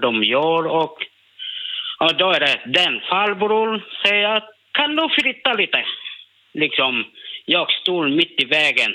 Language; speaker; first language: Swedish; non-native, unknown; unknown